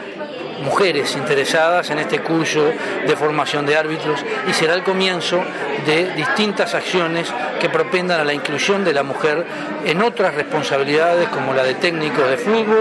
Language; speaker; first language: Spanish; native; Spanish